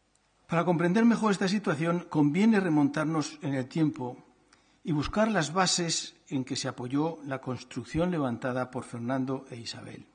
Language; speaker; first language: Spanish; native; Spanish